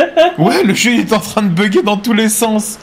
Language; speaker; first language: French; native; French